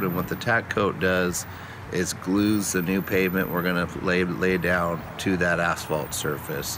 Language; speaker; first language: English; native; English